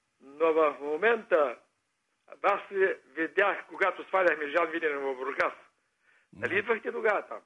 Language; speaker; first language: Bulgarian; native; Bulgarian